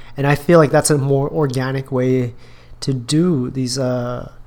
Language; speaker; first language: English; native; English